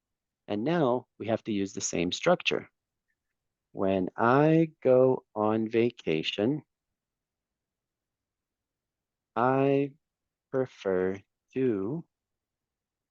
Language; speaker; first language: English; non-native, fluent; Spanish